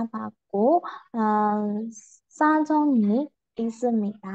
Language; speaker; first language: Korean; non-native, learner; Burmese